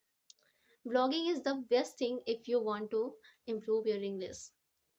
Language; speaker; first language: English; non-native, learner; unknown